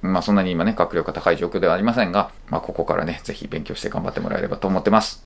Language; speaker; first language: Japanese; native; Japanese